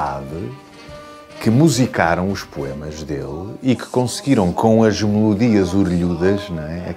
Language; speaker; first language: Portuguese; native; Portuguese